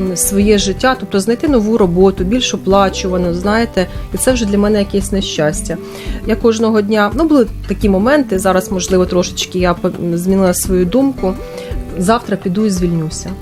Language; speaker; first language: Ukrainian; non-native, local second language; Russian